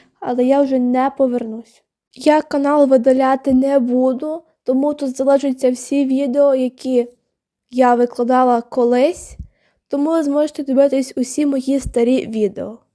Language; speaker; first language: Ukrainian; non-native, local second language; Russian